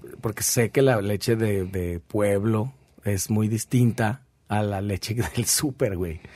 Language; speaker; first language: Spanish; native; Spanish